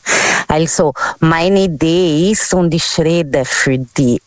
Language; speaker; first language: German; non-native, learner; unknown